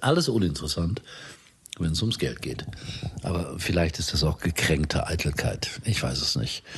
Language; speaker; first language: German; native; German